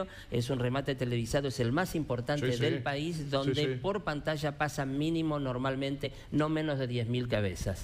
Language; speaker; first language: Spanish; native; Spanish